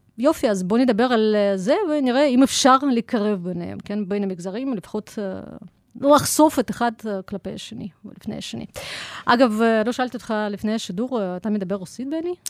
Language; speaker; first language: Hebrew; early bilingual, other home language; Russian